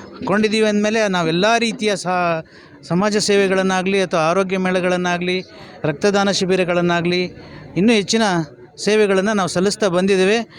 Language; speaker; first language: Kannada; native; Kannada